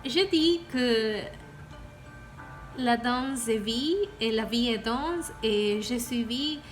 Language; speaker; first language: French; non-native, learner; Spanish